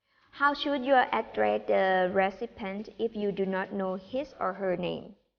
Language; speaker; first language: English; non-native, fluent; Thai